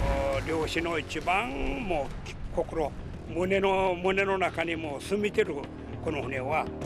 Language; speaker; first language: Japanese; native; Japanese